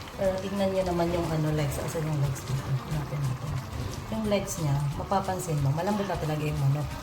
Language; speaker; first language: Filipino; non-native, local second language; Bikol